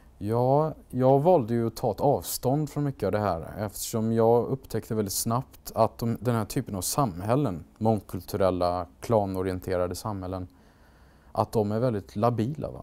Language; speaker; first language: Swedish; early bilingual, other home language; Albanian